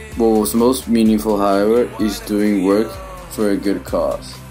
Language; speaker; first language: English; non-native, fluent; Spanish